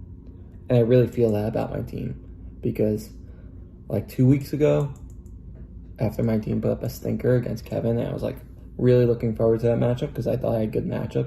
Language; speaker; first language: English; native; English